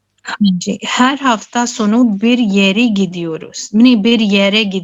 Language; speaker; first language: Turkish; non-native, learner; Urdu